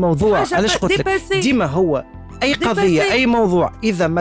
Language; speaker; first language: Arabic; native; Arabic